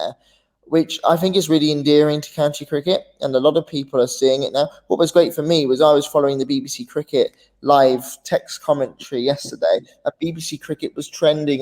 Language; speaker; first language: English; native; English